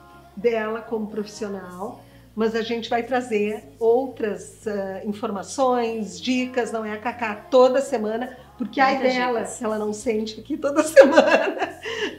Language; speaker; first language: Portuguese; native; Portuguese